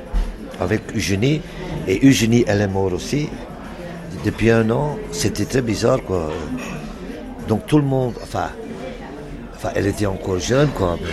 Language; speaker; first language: French; non-native, local second language; Dutch